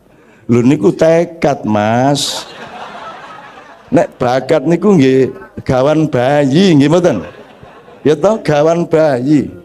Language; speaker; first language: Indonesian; non-native, local second language; Javanese